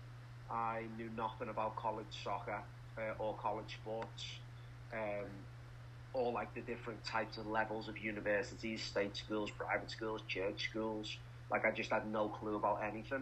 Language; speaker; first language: English; native; English